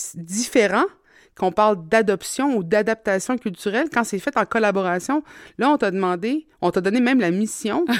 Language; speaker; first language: French; native; French